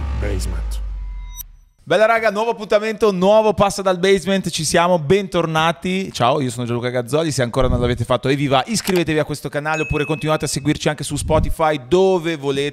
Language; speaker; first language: Italian; native; Italian